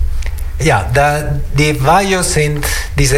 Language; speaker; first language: German; non-native, learner; Italian